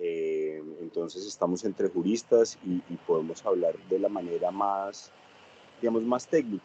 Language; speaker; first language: Spanish; native; Spanish